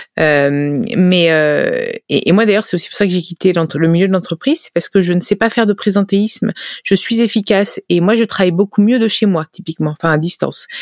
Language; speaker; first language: French; native; French